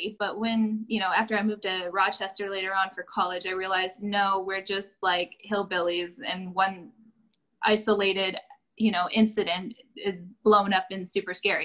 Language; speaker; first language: English; native; English